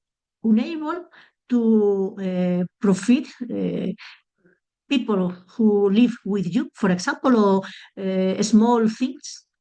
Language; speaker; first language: English; non-native, learner; Spanish